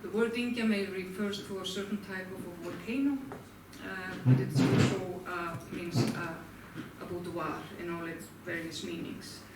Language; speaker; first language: English; non-native, fluent; Icelandic